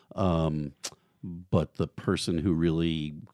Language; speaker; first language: English; native; English